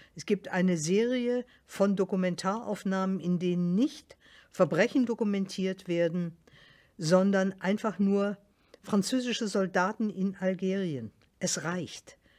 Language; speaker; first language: German; native; German